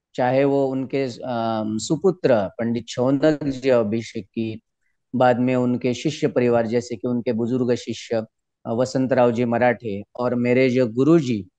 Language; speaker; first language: Hindi; non-native, local second language; Konkani